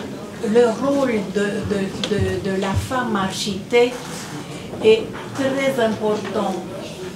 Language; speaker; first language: French; non-native, fluent; Romanian